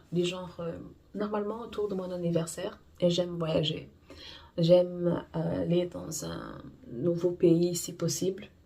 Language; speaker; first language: French; non-native, fluent; Portuguese